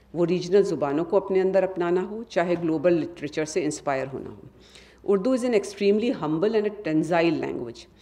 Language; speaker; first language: Hindi; native; Hindi